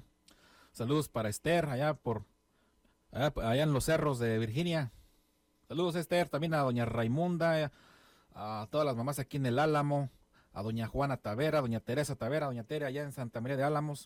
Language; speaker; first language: Spanish; native; Spanish